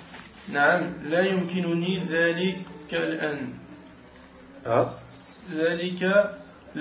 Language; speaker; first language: Arabic; non-native, learner; French